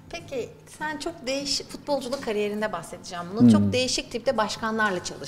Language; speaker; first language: Turkish; native; Turkish